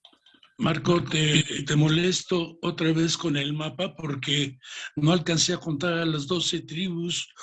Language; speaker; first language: Spanish; native; Spanish